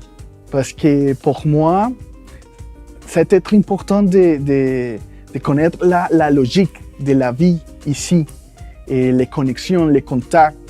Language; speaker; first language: French; non-native, fluent; Spanish